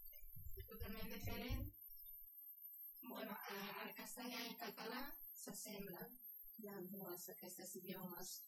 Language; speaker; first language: Catalan; non-native, learner; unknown